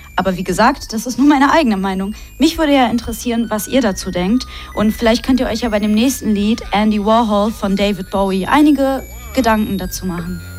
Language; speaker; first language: German; native; German